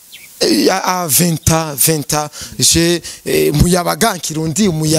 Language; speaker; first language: French; non-native, learner; Rundi